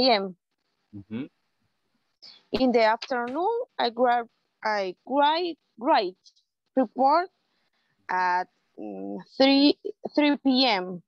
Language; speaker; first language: English; non-native, learner; Spanish